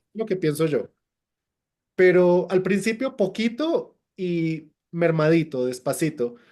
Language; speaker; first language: Spanish; native; Spanish